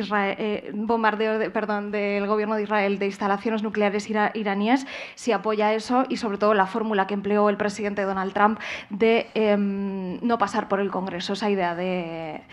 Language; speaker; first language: Spanish; native; Spanish